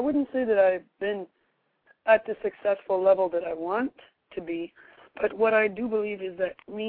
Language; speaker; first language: English; native; English